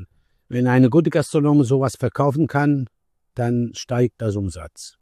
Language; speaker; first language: German; non-native, learner; Italian